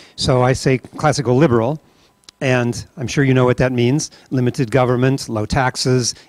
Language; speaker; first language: English; native; English